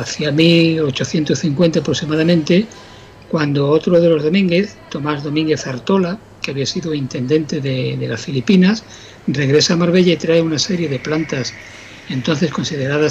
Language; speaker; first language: Spanish; native; Spanish